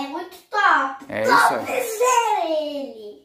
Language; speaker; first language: Portuguese; native; Portuguese